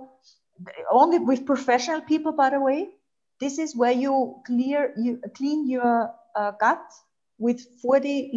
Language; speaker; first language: English; non-native, fluent; German